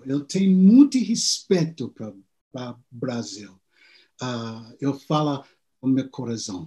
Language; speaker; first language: Portuguese; non-native, learner; English